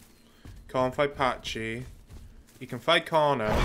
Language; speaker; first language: English; native; English